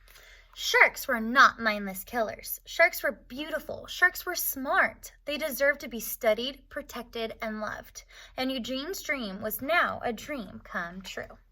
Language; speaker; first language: English; native; English